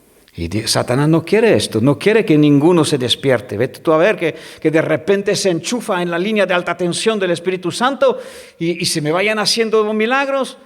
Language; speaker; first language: Spanish; non-native, fluent; French